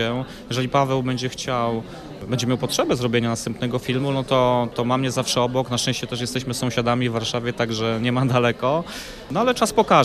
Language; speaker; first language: Polish; native; Polish